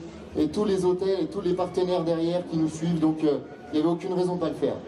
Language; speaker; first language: French; native; French